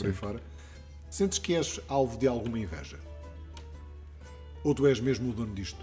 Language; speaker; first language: Portuguese; native; Portuguese